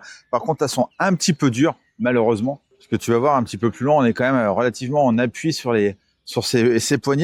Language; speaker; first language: French; native; French